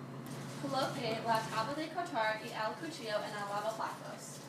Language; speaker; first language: Spanish; non-native, learner; English